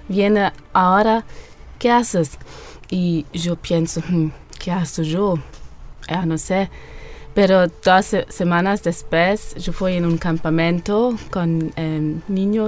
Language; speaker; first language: Spanish; non-native, learner; German